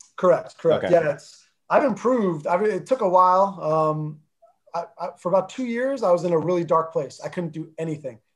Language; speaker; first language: English; early bilingual, other home language; Armenian